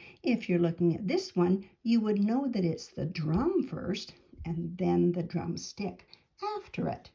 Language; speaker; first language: English; native; English